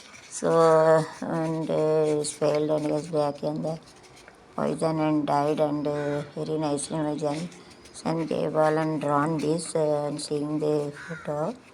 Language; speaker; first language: English; non-native, local second language; Tamil